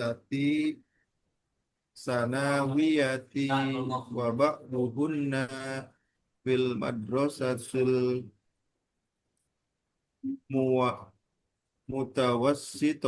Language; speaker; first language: Arabic; non-native, learner; Indonesian